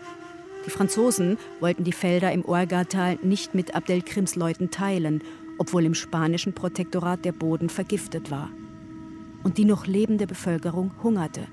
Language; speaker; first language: German; native; German